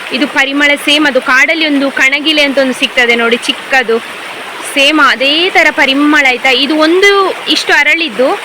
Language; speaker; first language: Kannada; non-native, local second language; Tulu